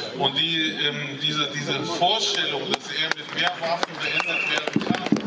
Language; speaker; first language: German; non-native, fluent; Russian